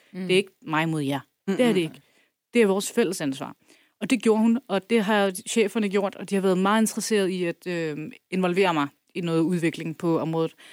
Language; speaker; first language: Danish; early bilingual, other home language; Kurdish